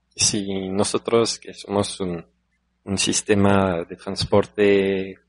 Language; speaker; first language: Spanish; non-native, fluent; French